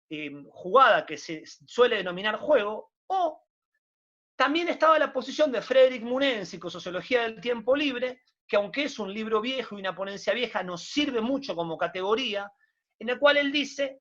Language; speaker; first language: Spanish; native; Spanish